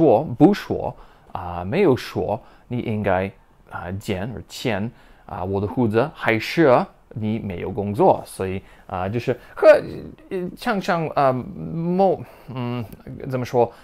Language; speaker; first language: Chinese; non-native, learner; English